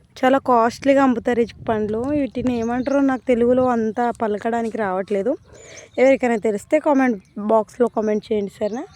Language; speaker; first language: Telugu; non-native, local second language; Kannada